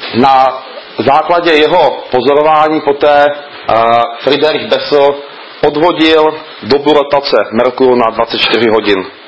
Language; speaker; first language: Czech; native; Czech